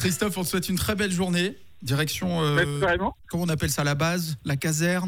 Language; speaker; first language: French; native; French